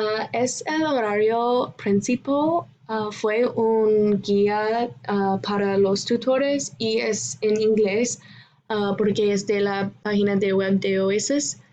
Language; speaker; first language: Spanish; non-native, learner; English